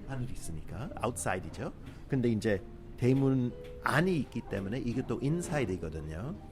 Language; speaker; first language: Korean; non-native, fluent; English